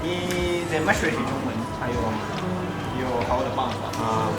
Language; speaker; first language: Chinese; non-native, learner; Japanese